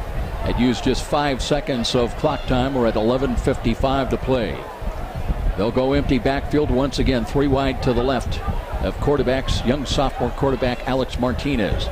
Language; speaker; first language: English; native; English